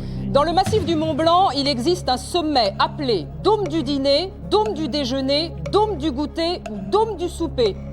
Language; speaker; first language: French; native; French